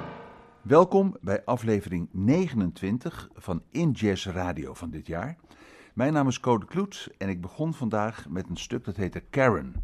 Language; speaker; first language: Dutch; native; Dutch